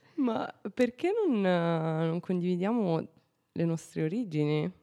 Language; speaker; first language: Italian; native; Italian